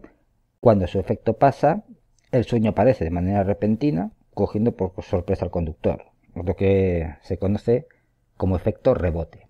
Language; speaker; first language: Spanish; native; Spanish